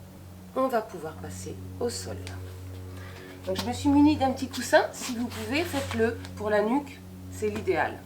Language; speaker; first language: French; native; French